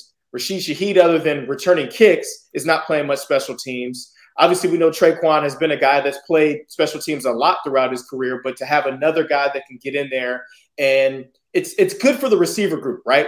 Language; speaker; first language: English; native; English